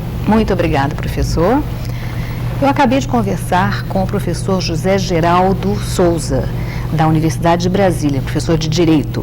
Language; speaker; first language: Portuguese; native; Portuguese